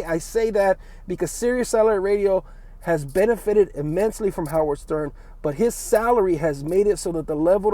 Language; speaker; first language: English; native; English